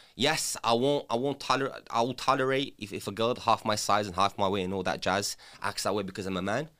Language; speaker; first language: English; non-native, local second language; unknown